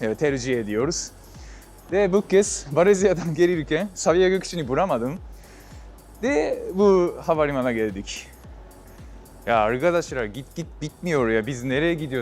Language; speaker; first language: Turkish; non-native, fluent; Japanese